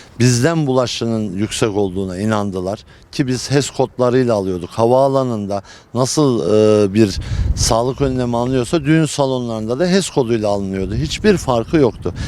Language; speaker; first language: Turkish; native; Turkish